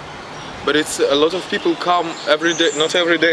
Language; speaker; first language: English; non-native, learner; German